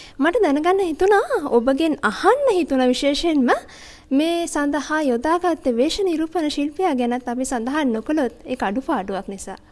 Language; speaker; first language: Sinhala; native; Sinhala